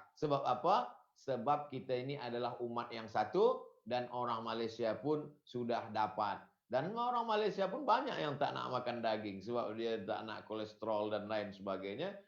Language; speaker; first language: Malay; non-native, fluent; Indonesian